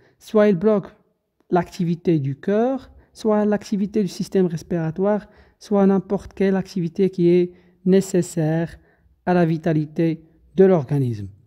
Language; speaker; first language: French; non-native, local second language; Arabic